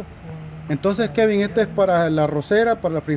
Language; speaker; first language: Spanish; native; Spanish